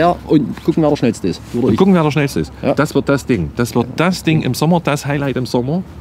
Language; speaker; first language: German; native; German